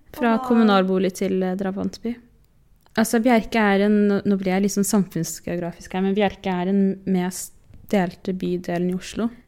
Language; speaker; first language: Norwegian; early bilingual, other home language; Tigrinya